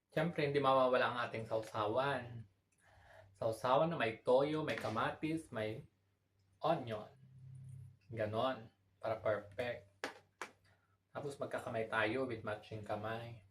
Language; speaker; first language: Filipino; non-native, local second language; Iloko